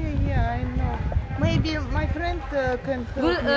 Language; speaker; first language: English; non-native, learner; Russian